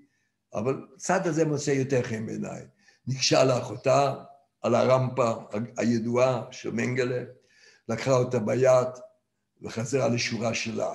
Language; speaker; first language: Hebrew; non-native, fluent; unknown